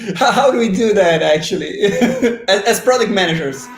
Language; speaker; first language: English; non-native, fluent; Portuguese